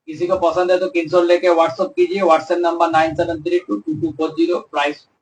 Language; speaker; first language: Hindi; non-native, local second language; Bangla